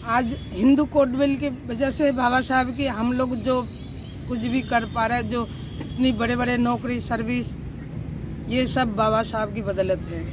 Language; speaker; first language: Hindi; native; Hindi